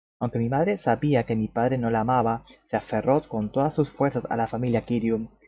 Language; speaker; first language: Spanish; native; Spanish